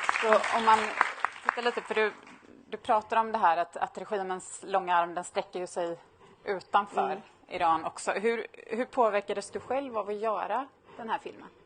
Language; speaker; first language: Swedish; native; Swedish